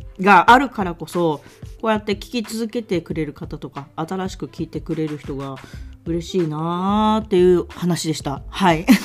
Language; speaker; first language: Japanese; native; Japanese